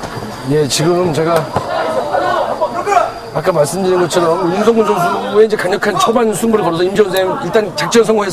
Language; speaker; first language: Korean; native; Korean